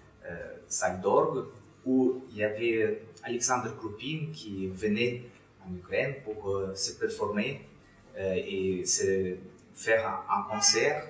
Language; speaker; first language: French; non-native, fluent; Russian